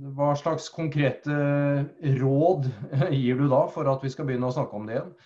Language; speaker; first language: Norwegian; native; Norwegian